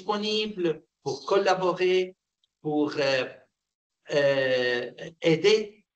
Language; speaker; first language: French; non-native, fluent; Arabic